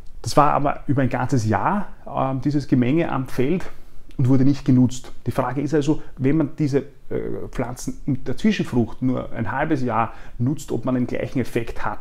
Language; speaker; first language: German; native; German